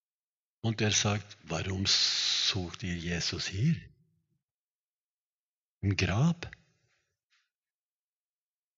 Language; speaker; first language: German; non-native, fluent; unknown